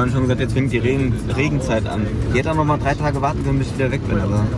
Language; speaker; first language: German; native; German